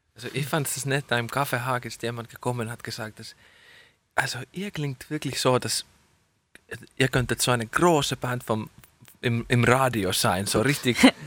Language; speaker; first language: German; non-native, fluent; Finnish